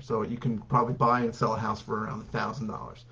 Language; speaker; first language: English; native; English